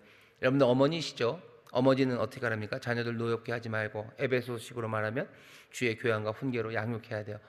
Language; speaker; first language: Korean; native; Korean